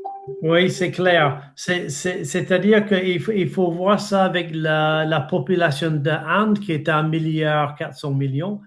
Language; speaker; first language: French; non-native, fluent; English